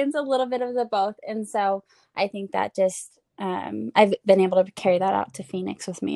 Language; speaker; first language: English; native; English